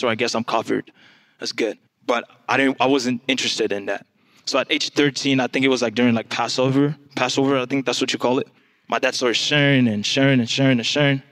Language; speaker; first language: English; non-native, fluent; French